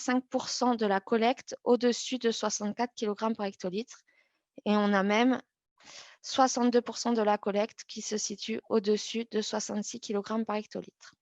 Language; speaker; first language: French; native; French